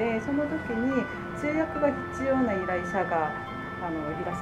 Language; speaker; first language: Japanese; non-native, fluent; Korean